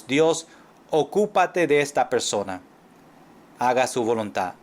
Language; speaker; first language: Spanish; non-native, fluent; English